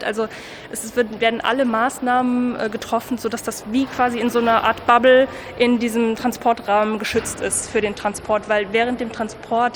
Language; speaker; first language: German; native; German